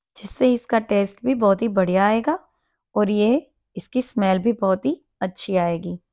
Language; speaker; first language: Hindi; non-native, local second language; Gujarati